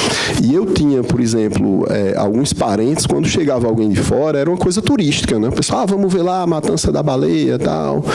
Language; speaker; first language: Portuguese; native; Portuguese